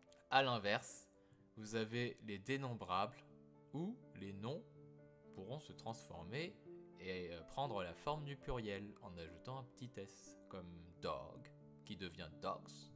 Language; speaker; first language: French; native; French